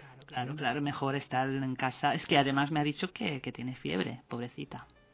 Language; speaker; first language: Spanish; non-native, fluent; Japanese